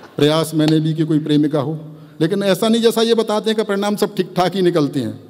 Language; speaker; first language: Hindi; native; Hindi